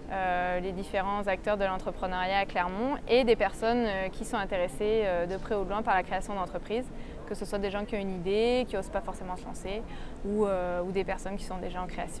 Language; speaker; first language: French; native; French